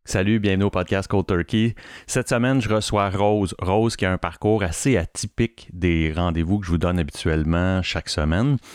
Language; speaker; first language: French; native; French